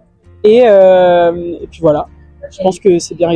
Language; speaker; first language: French; native; French